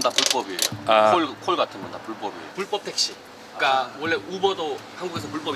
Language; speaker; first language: Korean; native; Korean